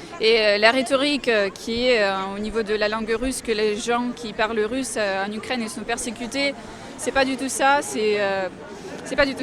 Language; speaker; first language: French; non-native, fluent; Russian